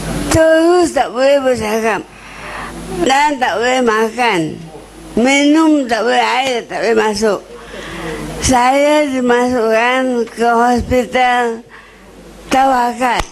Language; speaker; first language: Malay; non-native, local second language; Chinese